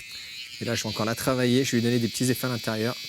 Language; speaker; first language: French; native; French